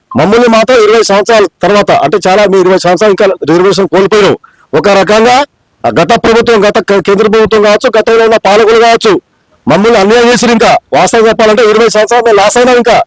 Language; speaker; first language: Telugu; non-native, local second language; Lambadi